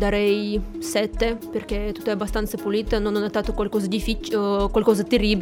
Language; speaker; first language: Italian; non-native, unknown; Russian